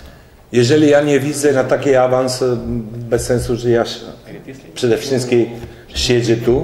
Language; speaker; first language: Polish; non-native, learner; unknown